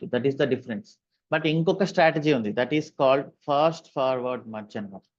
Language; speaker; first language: Telugu; native; Telugu